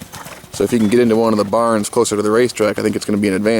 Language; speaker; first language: English; native; English